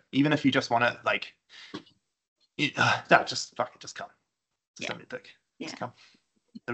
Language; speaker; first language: English; native; English